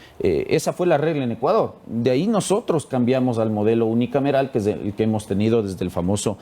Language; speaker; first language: Spanish; native; Spanish